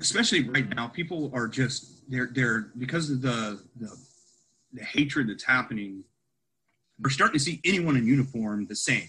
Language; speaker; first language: English; native; English